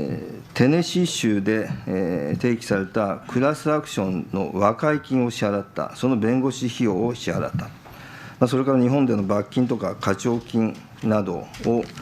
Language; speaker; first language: Japanese; native; Japanese